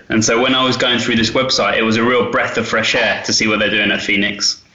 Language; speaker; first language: English; native; English